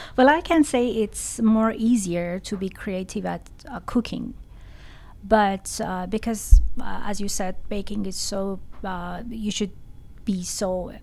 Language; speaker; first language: English; non-native, fluent; Persian